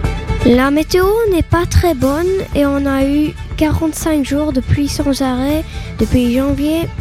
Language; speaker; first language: French; non-native, learner; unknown